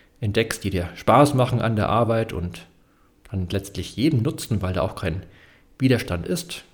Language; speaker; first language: German; native; German